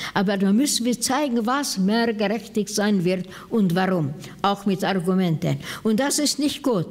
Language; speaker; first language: German; non-native, fluent; Hungarian